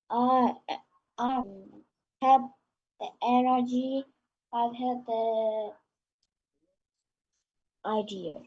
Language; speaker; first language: English; non-native, learner; Indonesian